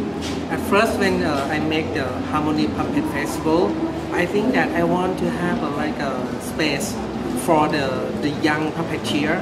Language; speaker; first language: English; non-native, learner; Thai